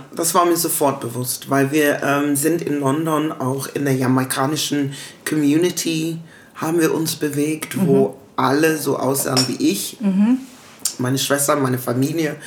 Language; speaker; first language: German; early bilingual, other home language; English